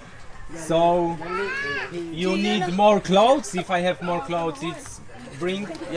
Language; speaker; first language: English; non-native, learner; Polish